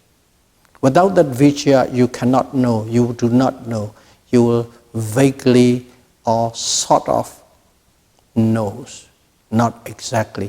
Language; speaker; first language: English; non-native, fluent; Burmese